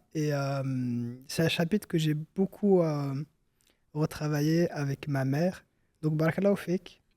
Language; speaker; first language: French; early bilingual, other home language; Arabic